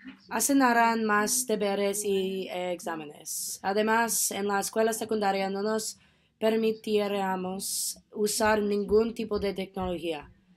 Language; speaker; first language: Spanish; non-native, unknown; English